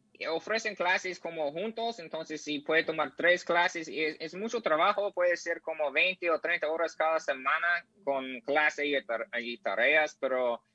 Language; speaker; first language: Spanish; non-native, learner; English